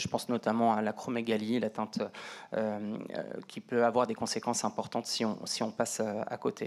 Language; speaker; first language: French; native; French